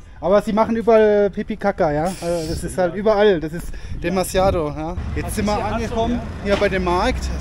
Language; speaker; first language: German; native; German